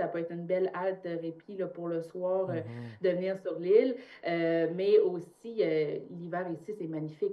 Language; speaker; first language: French; native; French